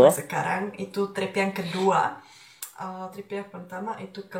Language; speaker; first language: Indonesian; non-native, fluent; Czech